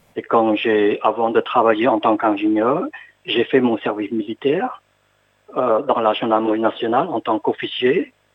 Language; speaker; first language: French; non-native, fluent; Khmer